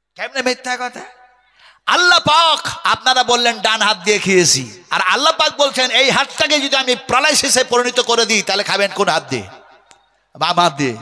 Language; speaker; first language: Bangla; non-native, local second language; Urdu